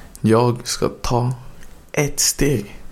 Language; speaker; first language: Swedish; early bilingual, other home language; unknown